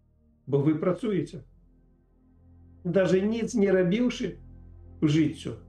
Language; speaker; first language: Polish; non-native, learner; Ukrainian